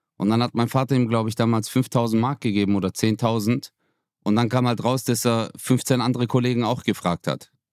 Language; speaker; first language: German; early bilingual, other home language; Turkish